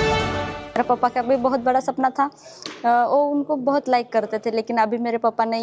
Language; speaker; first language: Hindi; non-native, local second language; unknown